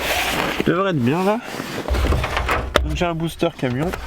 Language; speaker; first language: French; native; French